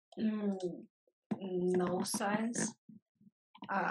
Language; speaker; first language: English; non-native, fluent; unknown